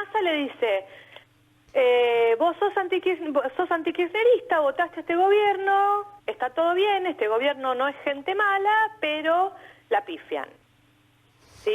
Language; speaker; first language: Spanish; native; Spanish